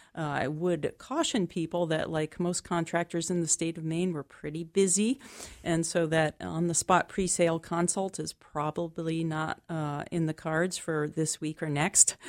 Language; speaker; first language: English; native; English